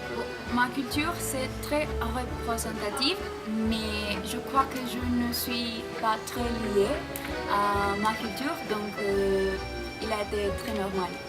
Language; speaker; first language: French; non-native, learner; Spanish